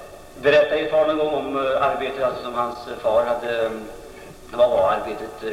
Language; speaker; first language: Swedish; native; Swedish